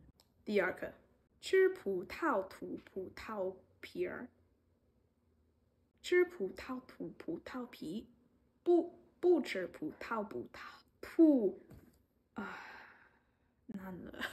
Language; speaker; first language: Chinese; non-native, learner; English